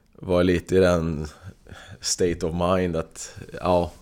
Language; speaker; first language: Swedish; native; Swedish